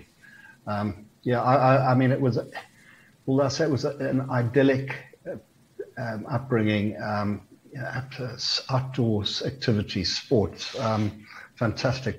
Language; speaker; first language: English; native; English